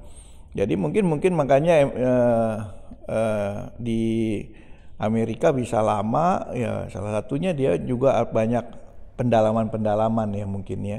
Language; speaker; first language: Indonesian; native; Indonesian